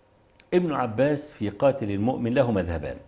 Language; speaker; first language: Arabic; native; Arabic